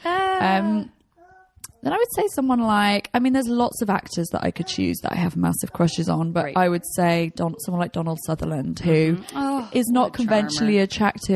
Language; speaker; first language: English; native; English